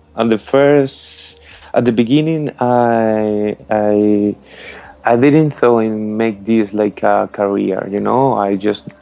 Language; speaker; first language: English; non-native, learner; Spanish